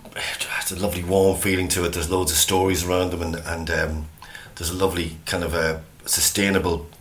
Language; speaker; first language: English; native; English